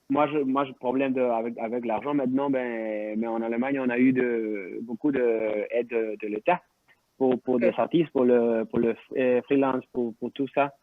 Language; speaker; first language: French; non-native, local second language; Spanish